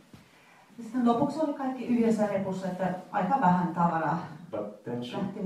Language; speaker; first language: Finnish; non-native, fluent; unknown